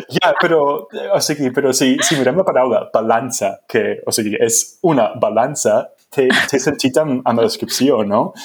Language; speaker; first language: Catalan; non-native, fluent; English